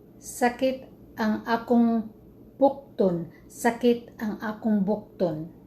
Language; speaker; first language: Cebuano; non-native, local second language; Filipino